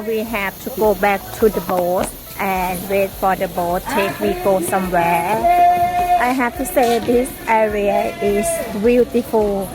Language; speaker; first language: English; non-native, learner; Thai